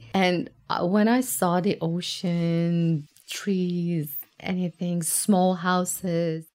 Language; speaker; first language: English; non-native, fluent; Persian